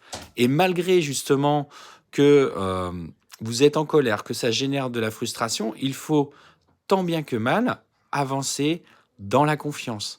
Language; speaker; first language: French; native; French